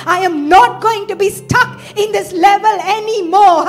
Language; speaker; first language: English; non-native, local second language; Tamil